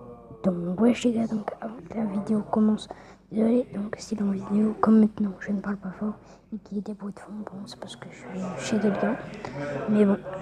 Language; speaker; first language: French; native; French